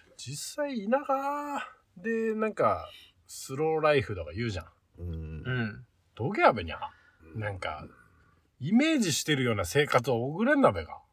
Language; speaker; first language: Japanese; native; Japanese